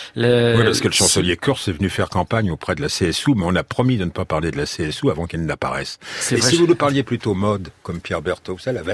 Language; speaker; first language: French; native; French